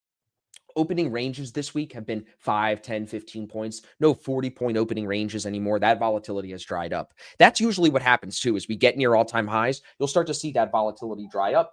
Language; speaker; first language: English; native; English